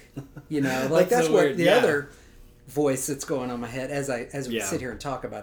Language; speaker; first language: English; native; English